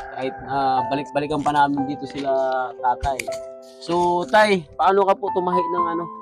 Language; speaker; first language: Filipino; non-native, local second language; Waray